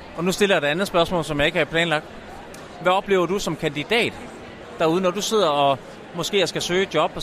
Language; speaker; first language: Danish; native; Danish